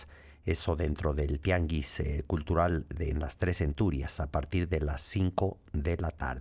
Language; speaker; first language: Spanish; native; Spanish